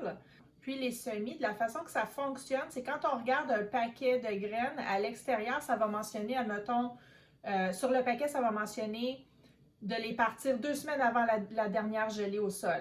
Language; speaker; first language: French; native; French